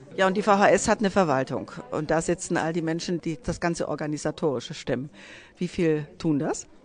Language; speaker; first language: German; native; German